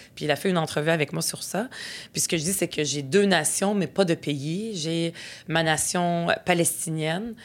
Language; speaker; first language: French; early bilingual, other home language; Arabic